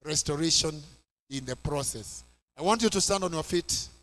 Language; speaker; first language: English; non-native, local second language; Swahili